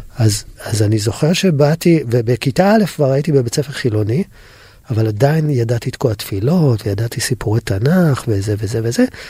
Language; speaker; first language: Hebrew; native; Hebrew